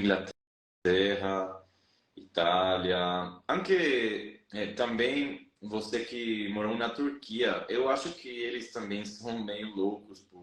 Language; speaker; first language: Portuguese; non-native, fluent; Spanish